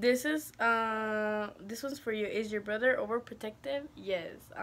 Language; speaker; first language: English; early bilingual, other home language; Spanish